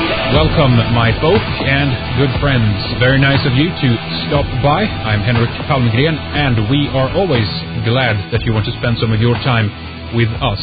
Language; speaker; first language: English; non-native, fluent; Swedish